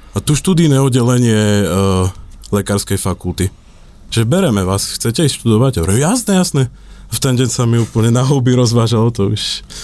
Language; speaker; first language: Slovak; native; Slovak